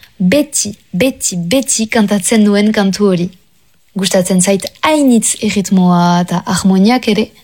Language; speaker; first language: Basque; non-native, local second language; French